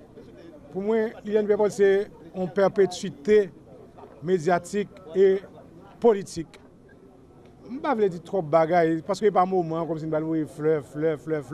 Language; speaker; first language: French; non-native, local second language; Haitian Creole